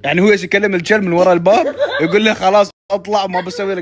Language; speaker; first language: Arabic; native; Arabic